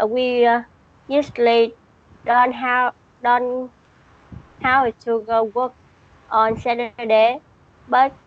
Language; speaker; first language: English; non-native, learner; Vietnamese